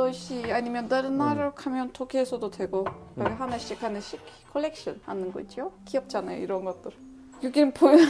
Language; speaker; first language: Korean; non-native, learner; Turkish